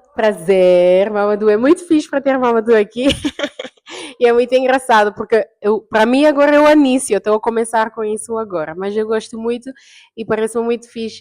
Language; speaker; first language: Portuguese; non-native, fluent; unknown